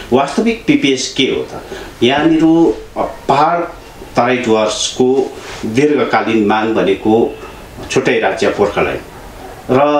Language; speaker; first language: Nepali; native; Nepali